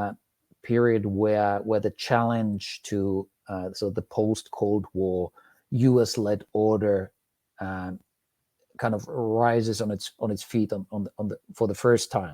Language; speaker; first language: English; non-native, fluent; Finnish